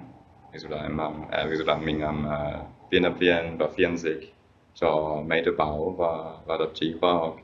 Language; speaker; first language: Vietnamese; non-native, fluent; German